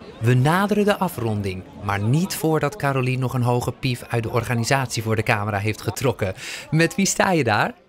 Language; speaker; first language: Dutch; native; Dutch